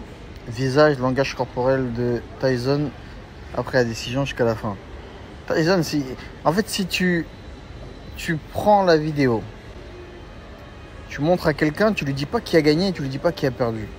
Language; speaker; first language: French; native; French